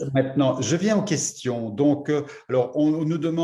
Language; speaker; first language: French; native; French